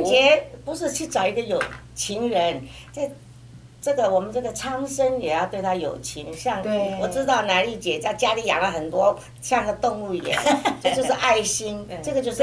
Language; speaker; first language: Chinese; native; Chinese